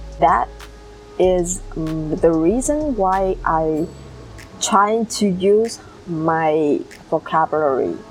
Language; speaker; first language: English; non-native, learner; Vietnamese